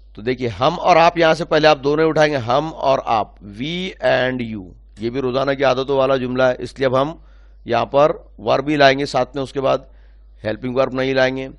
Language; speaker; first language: Urdu; native; Urdu